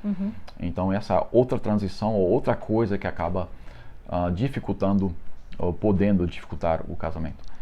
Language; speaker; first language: Portuguese; non-native, fluent; English